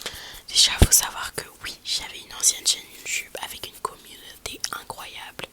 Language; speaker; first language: French; native; French